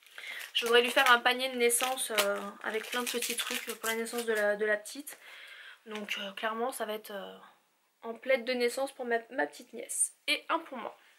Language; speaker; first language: French; native; French